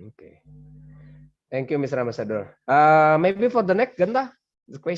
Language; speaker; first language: English; non-native, learner; Indonesian